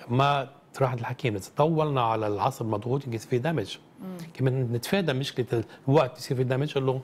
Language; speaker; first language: Arabic; native; Arabic